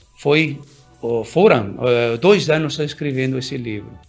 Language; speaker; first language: Portuguese; early bilingual, other home language; Italian